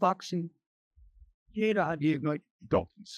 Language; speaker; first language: German; early bilingual, heritage; German